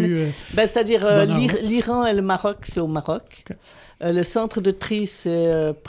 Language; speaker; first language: French; native; French